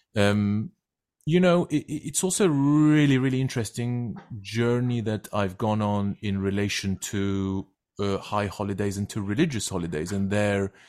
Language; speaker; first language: English; non-native, fluent; Turkish